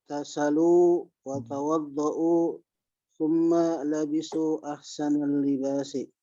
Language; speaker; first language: Arabic; non-native, learner; Indonesian